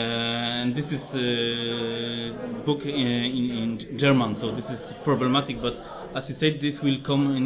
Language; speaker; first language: English; non-native, fluent; Polish